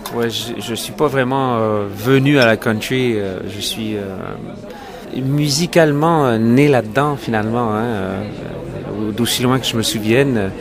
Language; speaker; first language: French; native; French